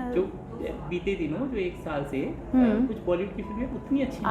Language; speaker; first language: Hindi; native; Hindi